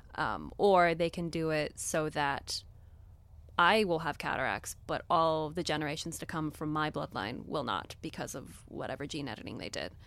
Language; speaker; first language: English; native; English